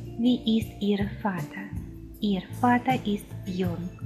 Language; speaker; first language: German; non-native, fluent; Ukrainian